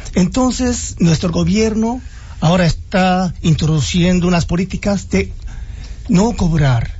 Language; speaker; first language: Spanish; non-native, fluent; Japanese